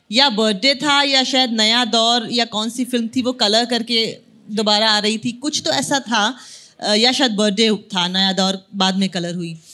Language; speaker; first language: Hindi; native; Hindi